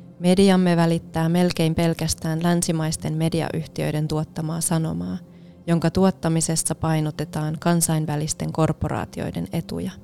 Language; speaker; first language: Finnish; native; Finnish